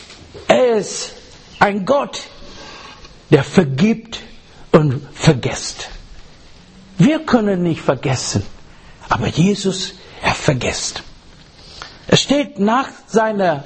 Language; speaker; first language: German; non-native, learner; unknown